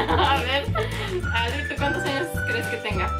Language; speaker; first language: Spanish; early bilingual, heritage; Spanish